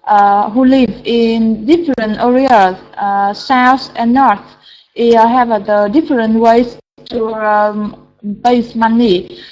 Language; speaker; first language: English; non-native, learner; Vietnamese